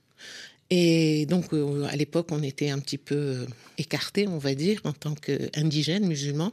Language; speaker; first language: French; non-native, local second language; Arabic